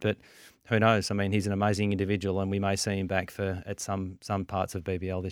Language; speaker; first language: English; native; English